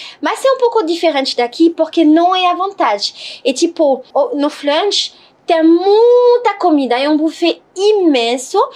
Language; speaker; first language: Portuguese; non-native, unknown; French